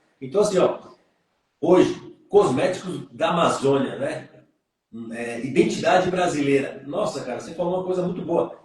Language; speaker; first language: Portuguese; native; Portuguese